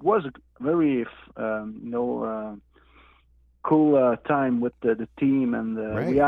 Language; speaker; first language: English; non-native, learner; Innu-aimun